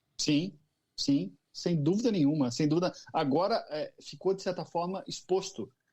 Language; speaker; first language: Portuguese; native; Portuguese